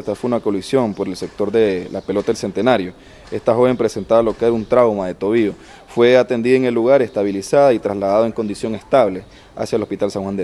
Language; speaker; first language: Spanish; native; Spanish